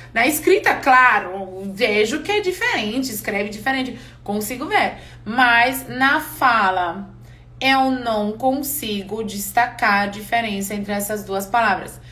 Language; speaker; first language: Portuguese; non-native, fluent; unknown